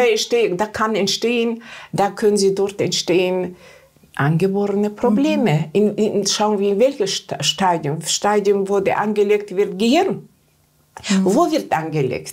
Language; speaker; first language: German; non-native, learner; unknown